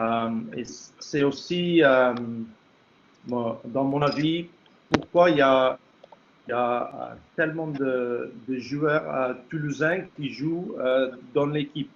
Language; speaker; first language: French; non-native, fluent; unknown